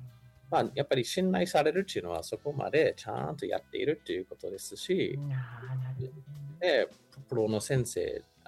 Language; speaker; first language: Japanese; non-native, fluent; English